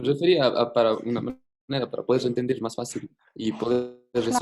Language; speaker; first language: Spanish; native; Spanish